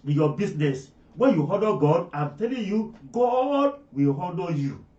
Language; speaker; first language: English; non-native, local second language; Yoruba